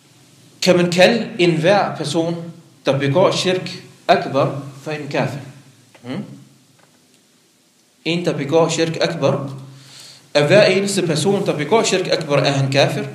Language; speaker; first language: Danish; non-native, local second language; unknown